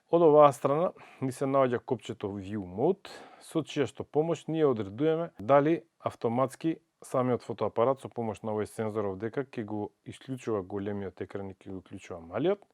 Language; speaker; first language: Macedonian; native; Macedonian